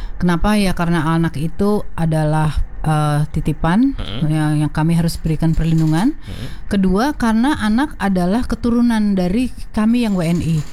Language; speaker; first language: Indonesian; native; Indonesian